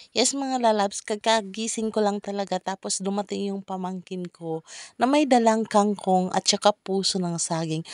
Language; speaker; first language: Filipino; non-native, local second language; Cebuano